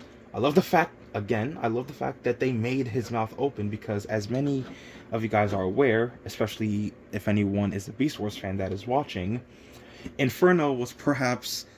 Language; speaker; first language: English; native; English